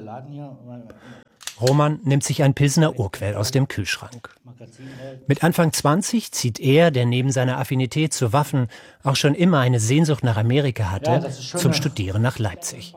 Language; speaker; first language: German; native; German